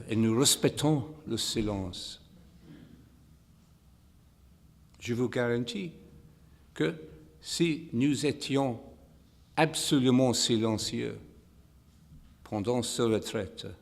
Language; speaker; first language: French; non-native, fluent; English